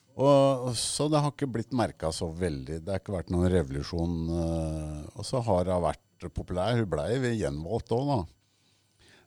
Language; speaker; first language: Norwegian; native; Norwegian